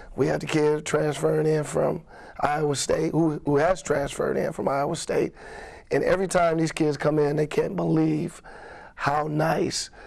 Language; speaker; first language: English; native; English